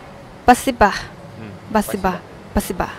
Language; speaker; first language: Russian; non-native, learner; Thai